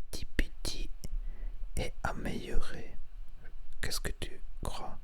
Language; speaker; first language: French; non-native, learner; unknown